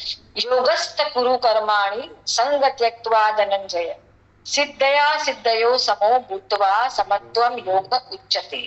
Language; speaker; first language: Hindi; native; Hindi